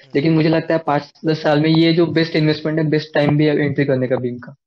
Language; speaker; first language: Hindi; non-native, local second language; Marathi